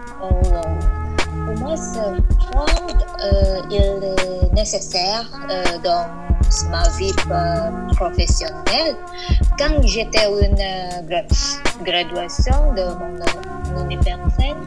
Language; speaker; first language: French; non-native, learner; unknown